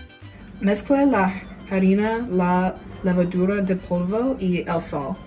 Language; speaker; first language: Spanish; non-native, learner; English